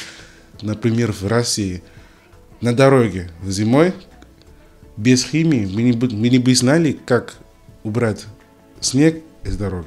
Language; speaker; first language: Russian; non-native, learner; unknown